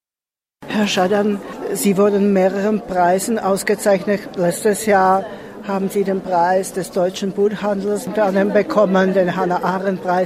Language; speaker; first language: German; non-native, fluent; Czech